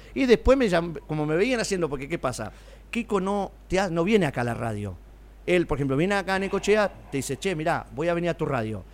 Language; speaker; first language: Spanish; native; Spanish